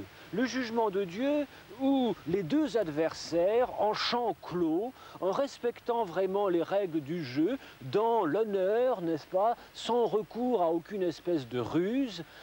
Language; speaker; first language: French; native; French